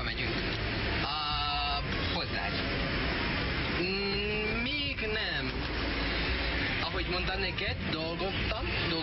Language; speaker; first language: Hungarian; non-native, learner; Spanish